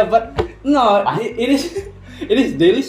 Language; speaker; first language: English; non-native, learner; Javanese